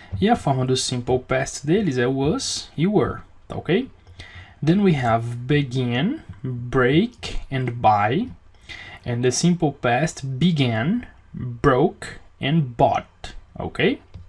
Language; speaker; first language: English; non-native, fluent; Portuguese